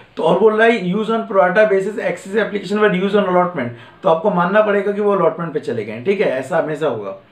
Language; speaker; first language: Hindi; native; Hindi